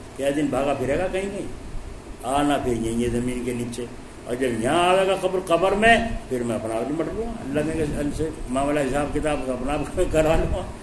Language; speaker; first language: Urdu; native; Urdu